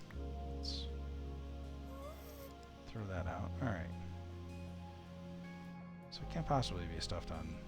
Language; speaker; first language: English; native; English